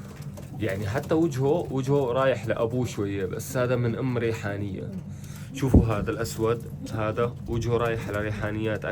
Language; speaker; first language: Arabic; native; Arabic